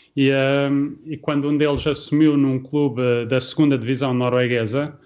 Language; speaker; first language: Portuguese; early bilingual, heritage; Portuguese